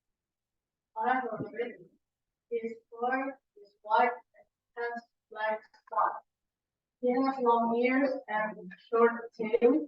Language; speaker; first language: English; non-native, fluent; Indonesian